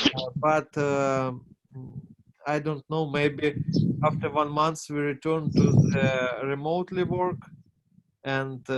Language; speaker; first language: English; non-native, learner; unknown